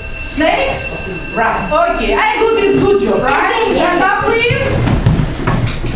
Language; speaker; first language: English; non-native, fluent; Azerbaijani